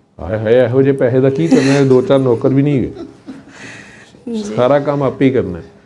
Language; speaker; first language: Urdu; non-native, local second language; Punjabi